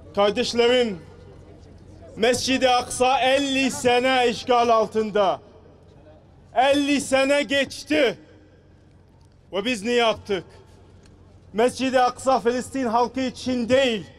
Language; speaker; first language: Turkish; non-native, fluent; Arabic